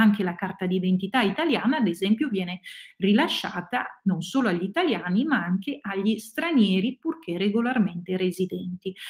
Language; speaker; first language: Italian; native; Italian